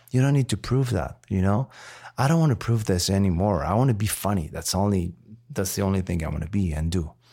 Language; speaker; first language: English; non-native, fluent; French